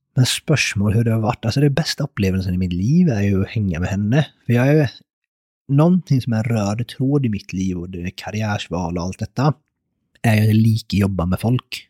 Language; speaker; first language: Swedish; early bilingual, other home language; Persian